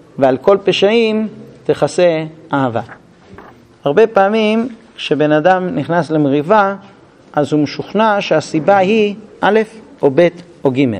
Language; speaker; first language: Hebrew; non-native, fluent; English